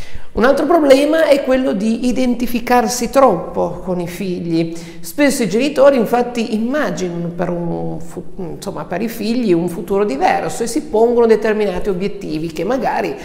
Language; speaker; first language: Italian; native; Italian